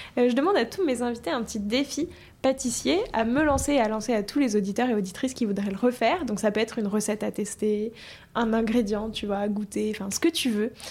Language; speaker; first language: French; native; French